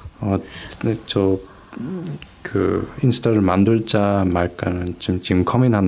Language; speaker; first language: Korean; non-native, fluent; English